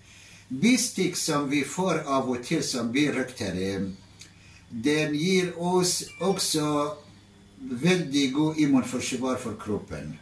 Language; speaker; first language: Norwegian; non-native, fluent; Arabic